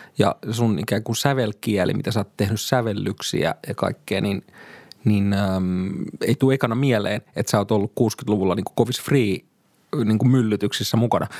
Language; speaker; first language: Finnish; native; Finnish